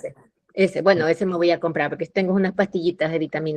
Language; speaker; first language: Spanish; native; Spanish